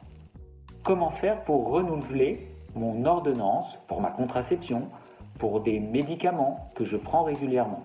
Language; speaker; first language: French; native; French